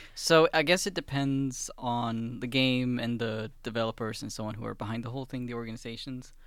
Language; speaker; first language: English; early bilingual, other home language; Swedish